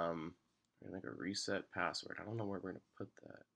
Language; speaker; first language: English; native; English